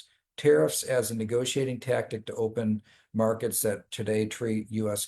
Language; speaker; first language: English; native; English